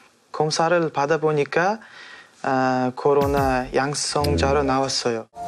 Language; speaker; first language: Korean; non-native, fluent; Uzbek